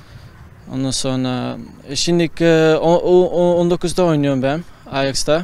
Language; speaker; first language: Turkish; early bilingual, heritage; Turkish